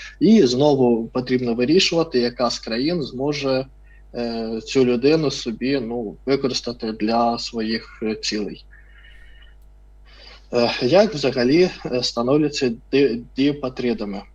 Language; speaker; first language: Ukrainian; non-native, fluent; Russian